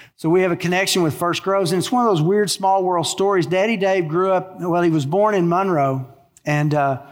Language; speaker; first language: English; native; English